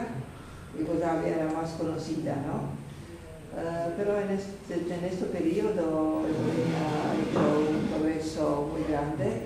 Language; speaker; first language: Spanish; non-native, learner; Slovenian